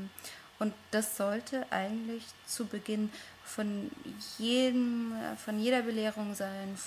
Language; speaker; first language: German; non-native, fluent; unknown